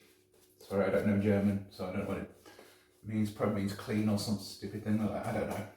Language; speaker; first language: English; native; English